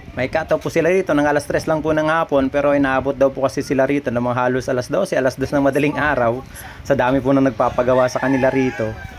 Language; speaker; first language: Filipino; native; Filipino